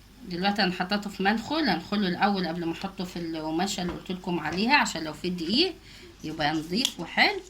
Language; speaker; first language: Arabic; native; Arabic